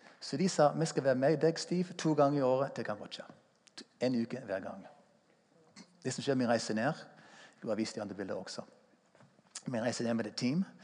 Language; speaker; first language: Norwegian; non-native, fluent; English